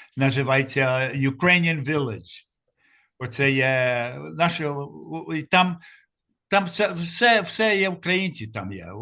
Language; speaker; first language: Ukrainian; early bilingual, heritage; Ukrainian